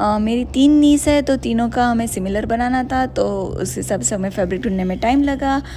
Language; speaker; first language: Hindi; non-native, local second language; Gujarati